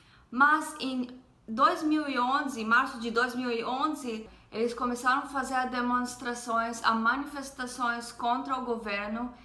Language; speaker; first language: Portuguese; non-native, fluent; Hebrew